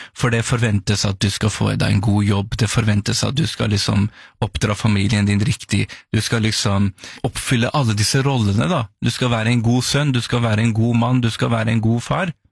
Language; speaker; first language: Norwegian; early bilingual, other home language; Urdu